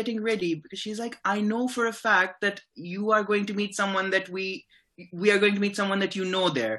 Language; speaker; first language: English; non-native, local second language; Urdu